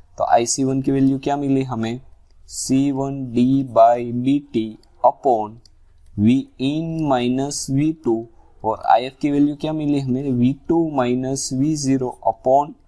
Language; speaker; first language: Hindi; non-native, local second language; Gujarati